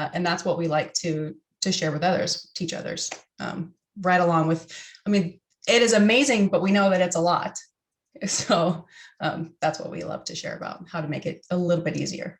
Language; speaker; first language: English; native; English